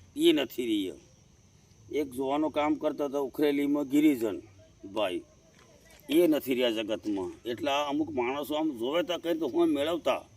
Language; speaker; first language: Gujarati; native; Gujarati